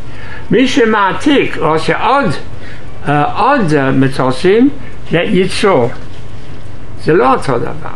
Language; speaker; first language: Hebrew; non-native, fluent; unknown